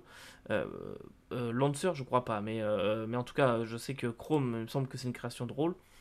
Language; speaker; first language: French; native; French